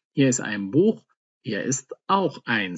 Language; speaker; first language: German; non-native, fluent; Turkish